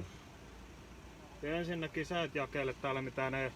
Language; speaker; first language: Finnish; native; Finnish